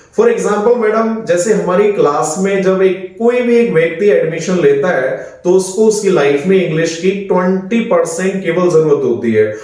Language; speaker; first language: Hindi; native; Hindi